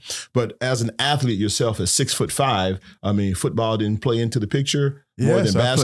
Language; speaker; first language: English; native; English